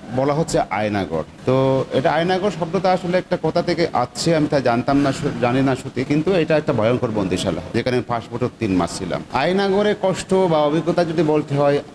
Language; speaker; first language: Bangla; non-native, local second language; Chakma